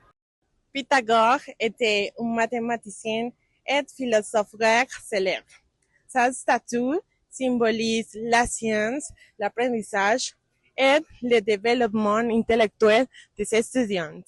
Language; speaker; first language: French; non-native, learner; Spanish